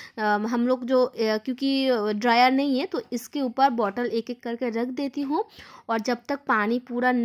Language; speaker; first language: Hindi; non-native, local second language; Bangla